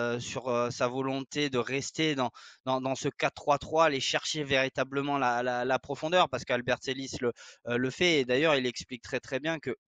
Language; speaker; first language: French; native; French